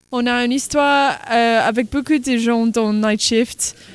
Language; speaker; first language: French; non-native, learner; English